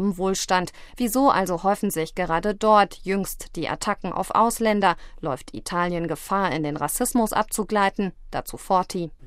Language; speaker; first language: German; native; German